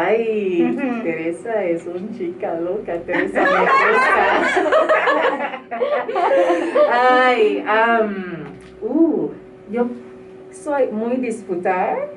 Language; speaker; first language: Spanish; non-native, learner; English